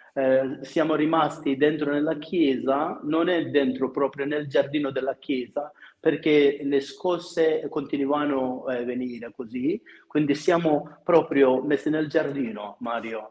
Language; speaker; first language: Italian; non-native, fluent; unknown